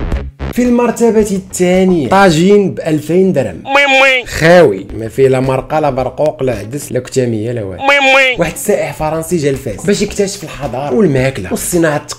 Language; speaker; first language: Arabic; native; Arabic